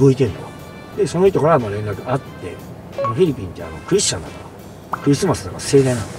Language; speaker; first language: Japanese; native; Japanese